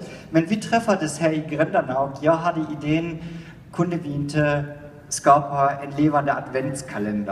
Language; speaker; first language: Swedish; non-native, fluent; German